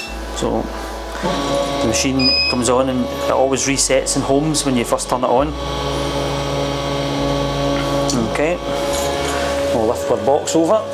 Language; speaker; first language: English; native; English